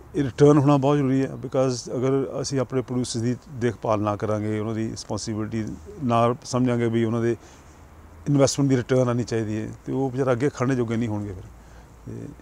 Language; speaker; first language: Punjabi; early bilingual, heritage; Punjabi